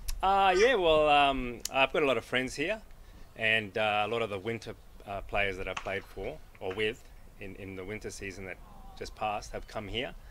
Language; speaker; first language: English; native; English